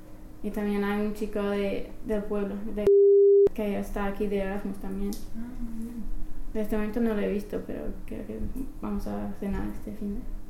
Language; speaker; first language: Spanish; non-native, fluent; English